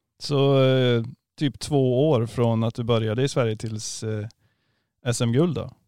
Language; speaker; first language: Swedish; native; Swedish